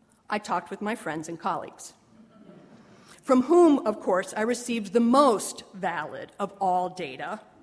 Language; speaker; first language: English; native; English